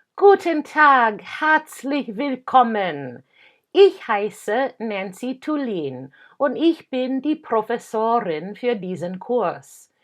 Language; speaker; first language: German; non-native, fluent; English